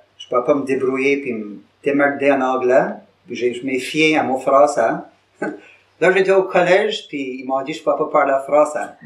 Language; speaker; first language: French; native; French